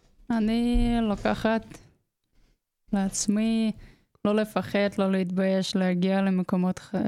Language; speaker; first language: Hebrew; non-native, fluent; Russian